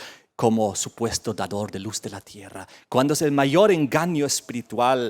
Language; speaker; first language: Spanish; native; Spanish